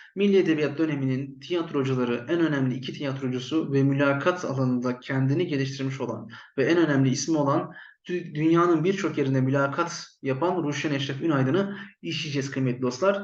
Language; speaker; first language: Turkish; native; Turkish